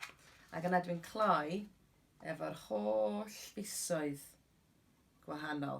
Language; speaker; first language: Welsh; native; Welsh